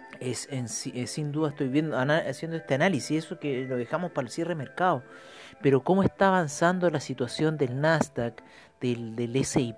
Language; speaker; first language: Spanish; native; Spanish